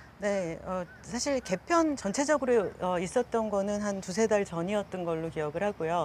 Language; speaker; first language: Korean; native; Korean